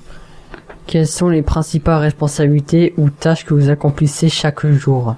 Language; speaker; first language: French; native; French